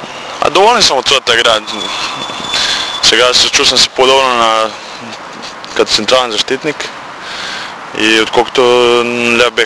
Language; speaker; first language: Bulgarian; non-native, learner; Croatian